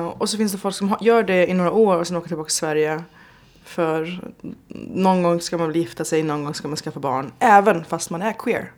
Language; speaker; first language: Swedish; early bilingual, other home language; Persian